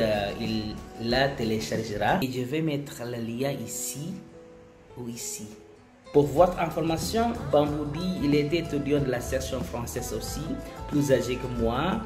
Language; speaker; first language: French; non-native, learner; Indonesian